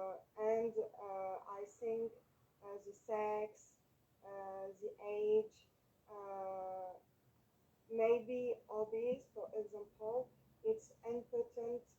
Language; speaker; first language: English; non-native, learner; French